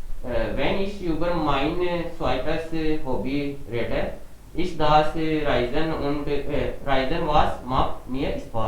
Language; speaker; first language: German; non-native, learner; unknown